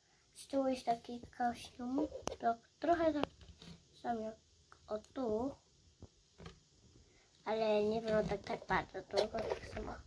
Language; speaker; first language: Polish; early bilingual, heritage; Polish